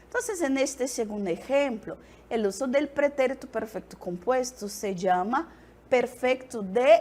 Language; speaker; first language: Spanish; non-native, fluent; Portuguese